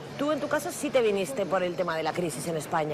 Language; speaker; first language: Spanish; native; Spanish